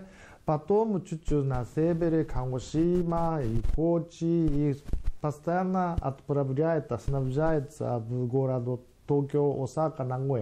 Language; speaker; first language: Russian; non-native, learner; Japanese